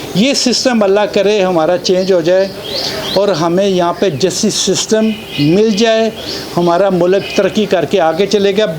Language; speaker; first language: Urdu; non-native, local second language; Punjabi